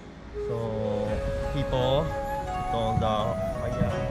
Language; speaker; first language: English; non-native, learner; Japanese